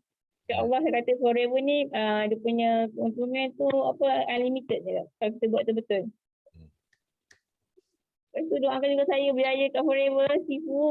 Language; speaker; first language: Malay; native; Malay